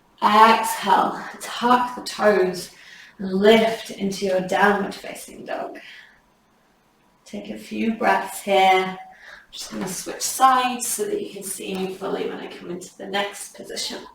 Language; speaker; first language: English; native; English